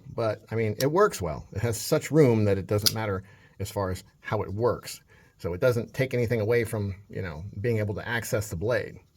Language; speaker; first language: English; native; English